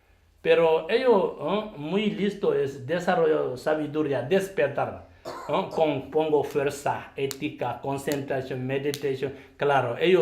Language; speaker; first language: Spanish; non-native, learner; Tibetan